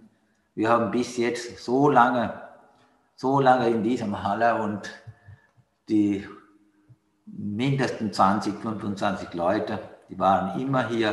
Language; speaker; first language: German; non-native, learner; Sinhala